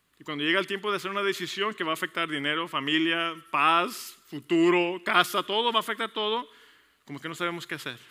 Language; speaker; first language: Spanish; early bilingual, heritage; Spanish